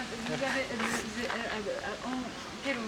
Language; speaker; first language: French; non-native, learner; Japanese